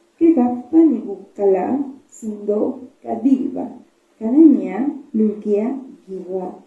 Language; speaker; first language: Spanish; non-native, local second language; Zapotec